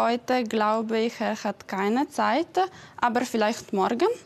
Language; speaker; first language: German; non-native, fluent; Italian